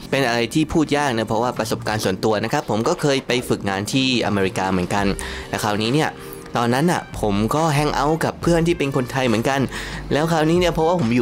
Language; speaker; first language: Thai; native; Thai